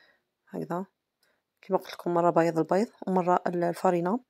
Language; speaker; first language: Arabic; native; Arabic